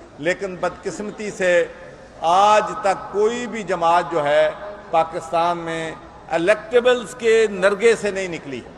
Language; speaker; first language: Urdu; non-native, local second language; Punjabi